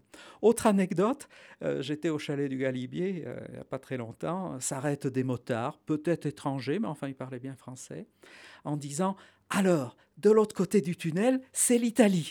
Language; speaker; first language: French; native; French